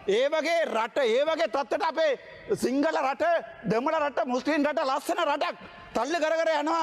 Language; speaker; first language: Sinhala; non-native, local second language; Tamil